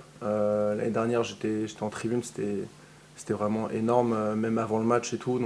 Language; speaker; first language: French; native; French